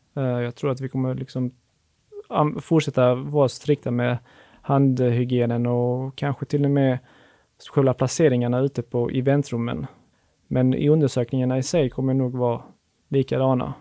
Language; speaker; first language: Swedish; native; Swedish